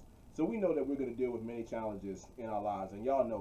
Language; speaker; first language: English; native; English